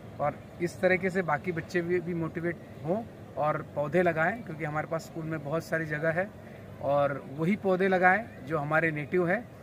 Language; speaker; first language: Hindi; native; Hindi